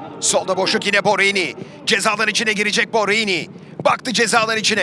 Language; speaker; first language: Turkish; native; Turkish